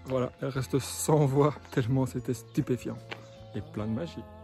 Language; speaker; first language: French; native; French